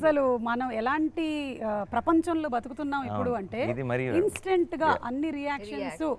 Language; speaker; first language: Telugu; native; Telugu